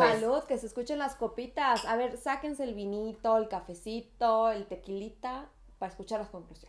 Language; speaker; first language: Spanish; native; Spanish